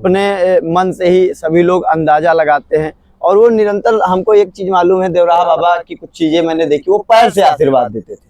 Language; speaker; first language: Hindi; native; Hindi